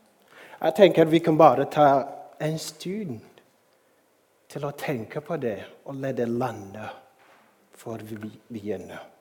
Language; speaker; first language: Norwegian; non-native, fluent; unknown